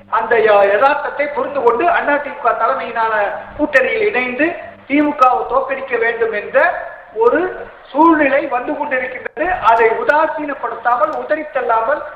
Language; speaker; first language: Tamil; native; Tamil